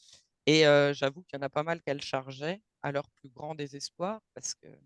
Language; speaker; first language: French; native; French